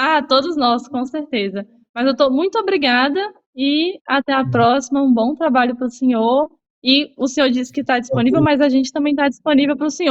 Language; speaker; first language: Portuguese; native; Portuguese